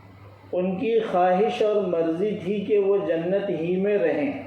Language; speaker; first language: Urdu; native; Urdu